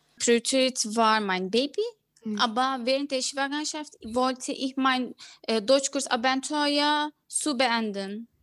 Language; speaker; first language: German; non-native, learner; Turkish